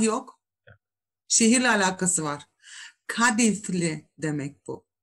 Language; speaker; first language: Turkish; native; Turkish